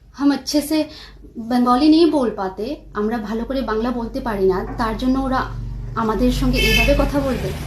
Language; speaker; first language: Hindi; non-native, local second language; Kok Borok